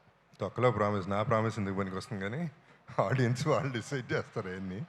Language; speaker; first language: Telugu; native; Telugu